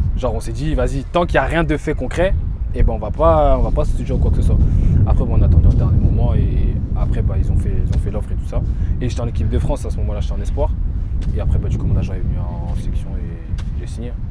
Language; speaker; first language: French; native; French